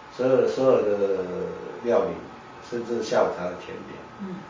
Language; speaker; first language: Chinese; native; Chinese